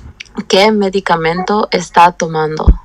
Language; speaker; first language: Spanish; non-native, learner; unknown